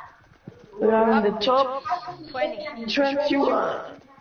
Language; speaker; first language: English; non-native, learner; Greek